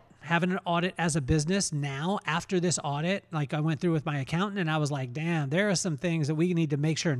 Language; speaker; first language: English; native; English